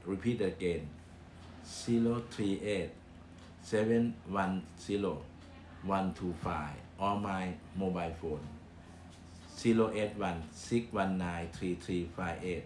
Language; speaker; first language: English; non-native, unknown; Thai